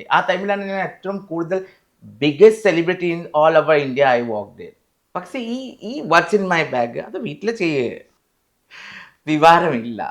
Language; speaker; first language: Malayalam; non-native, fluent; Assamese